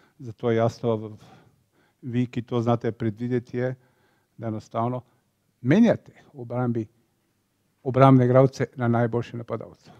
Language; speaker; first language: Slovenian; native; Slovenian